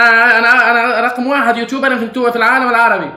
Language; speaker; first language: Arabic; native; Arabic